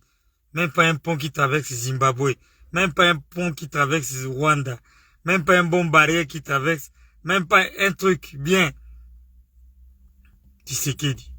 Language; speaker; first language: French; non-native, local second language; Lingala